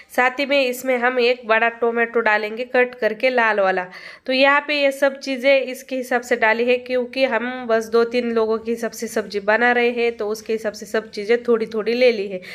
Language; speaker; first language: Hindi; non-native, local second language; Marathi